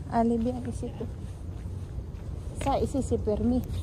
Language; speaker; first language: French; non-native, learner; Filipino